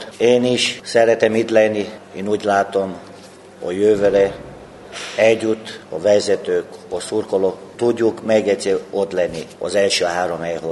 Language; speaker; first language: Hungarian; non-native, learner; Romanian